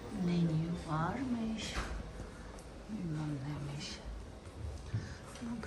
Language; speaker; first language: Turkish; non-native, learner; Russian